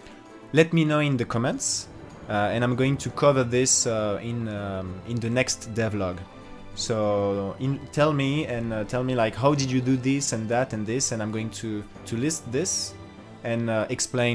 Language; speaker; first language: English; non-native, fluent; French